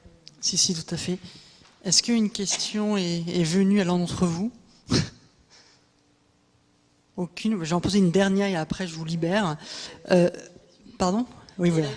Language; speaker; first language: French; native; French